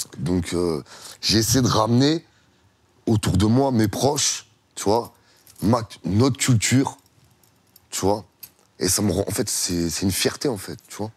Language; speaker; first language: French; early bilingual, other home language; Russian